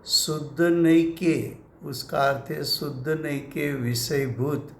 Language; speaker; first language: Hindi; non-native, local second language; Gujarati